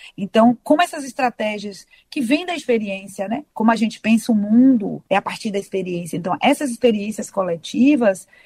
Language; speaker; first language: Portuguese; native; Portuguese